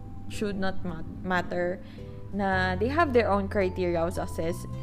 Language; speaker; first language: English; non-native, local second language; Filipino